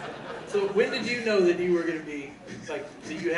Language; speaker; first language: English; native; English